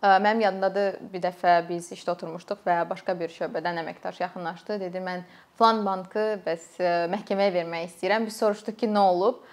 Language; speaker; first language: Azerbaijani; native; Azerbaijani